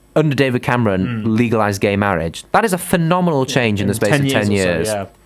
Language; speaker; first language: English; native; English